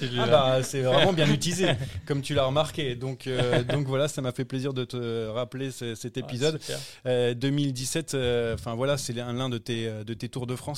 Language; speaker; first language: French; native; French